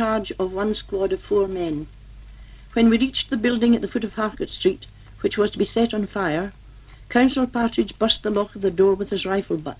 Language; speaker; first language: English; native; English